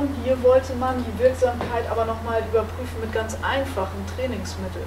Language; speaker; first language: German; native; German